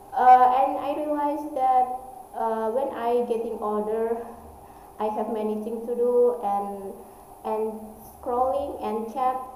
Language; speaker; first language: English; non-native, learner; Indonesian